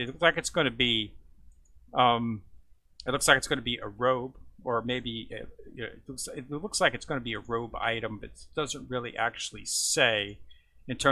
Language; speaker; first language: English; native; English